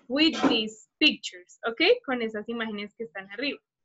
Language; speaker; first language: Spanish; native; Spanish